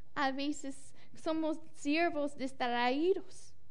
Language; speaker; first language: Spanish; non-native, fluent; English